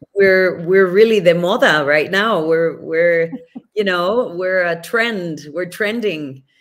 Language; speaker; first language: English; early bilingual, other home language; Spanish